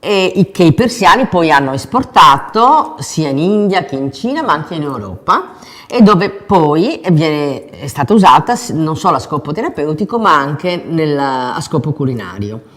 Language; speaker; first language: Italian; native; Italian